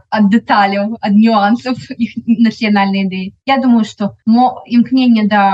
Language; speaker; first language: Belarusian; non-native, local second language; Russian